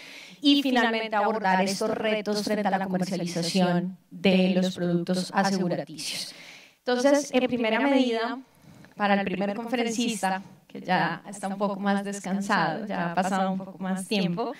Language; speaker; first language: Spanish; native; Spanish